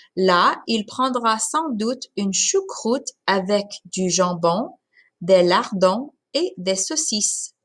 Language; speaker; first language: French; non-native, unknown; English